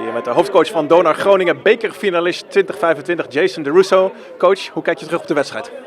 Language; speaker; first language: Dutch; native; Dutch